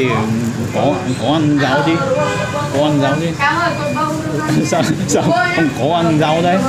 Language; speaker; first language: Vietnamese; non-native, learner; Japanese